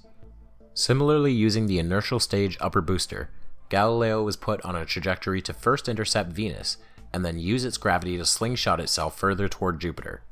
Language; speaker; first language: English; native; English